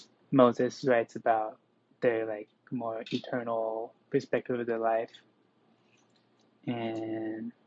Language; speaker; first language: English; native; English